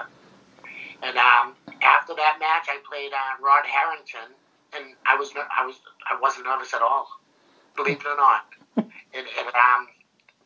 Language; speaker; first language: English; native; English